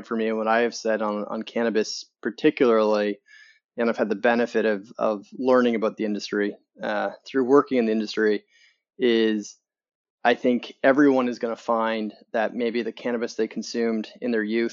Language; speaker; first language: English; native; English